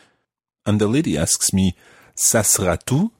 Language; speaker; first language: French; non-native, fluent; English